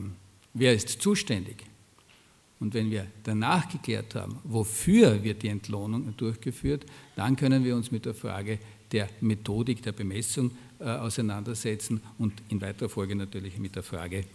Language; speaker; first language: German; native; German